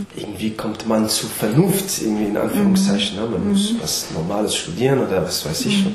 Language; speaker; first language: German; non-native, fluent; French